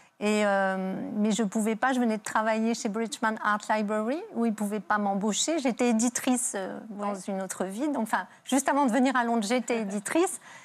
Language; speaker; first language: French; native; French